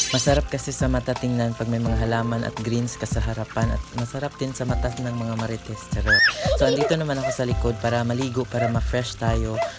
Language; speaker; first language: Filipino; non-native, local second language; Cebuano